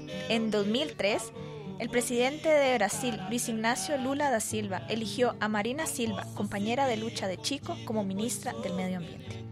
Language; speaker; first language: Spanish; native; Spanish